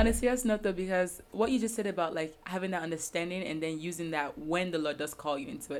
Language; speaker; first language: English; non-native, local second language; Yoruba